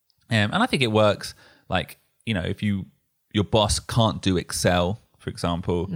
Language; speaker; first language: English; native; English